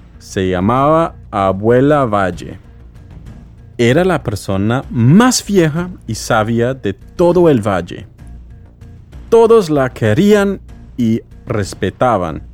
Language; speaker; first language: Spanish; non-native, fluent; English